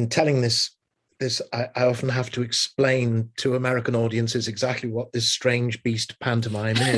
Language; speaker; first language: English; native; English